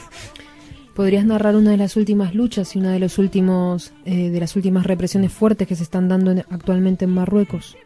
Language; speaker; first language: Spanish; native; Spanish